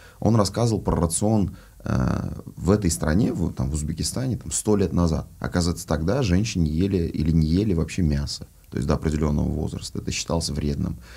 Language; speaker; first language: Russian; non-native, local second language; Uzbek